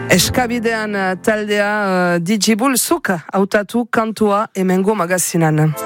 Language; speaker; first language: Basque; native; Basque